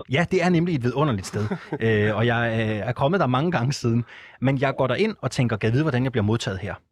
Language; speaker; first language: Danish; native; Danish